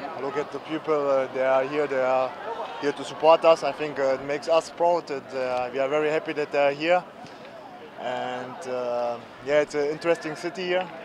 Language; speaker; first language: English; non-native, fluent; German